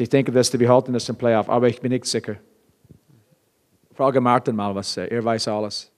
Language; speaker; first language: German; non-native, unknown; English